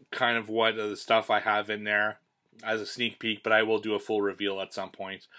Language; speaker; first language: English; native; English